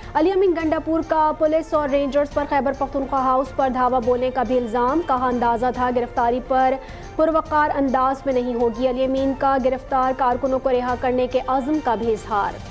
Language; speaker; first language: Urdu; native; Urdu